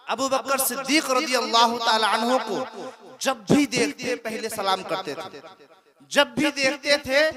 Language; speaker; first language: Urdu; non-native, local second language; Bangla